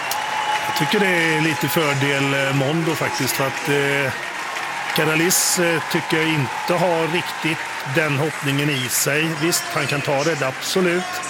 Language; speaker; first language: Swedish; native; Swedish